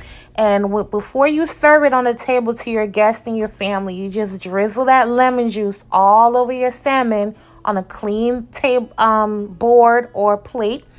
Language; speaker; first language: English; native; English